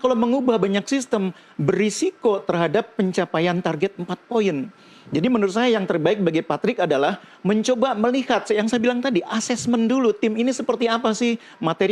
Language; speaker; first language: Indonesian; native; Indonesian